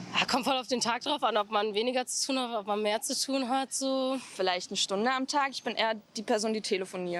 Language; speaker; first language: German; native; German